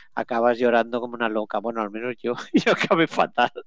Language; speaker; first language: Spanish; native; Spanish